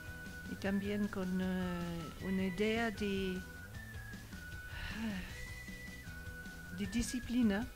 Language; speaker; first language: Spanish; non-native, learner; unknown